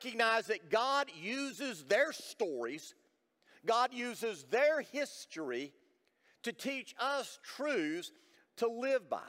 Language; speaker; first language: English; native; English